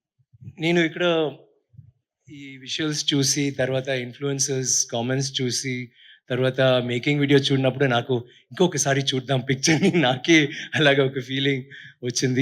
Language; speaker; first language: Telugu; non-native, learner; Tamil